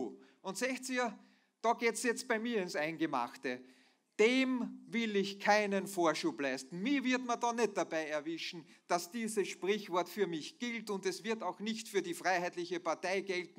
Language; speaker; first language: German; native; German